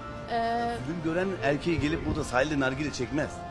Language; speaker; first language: Turkish; native; Turkish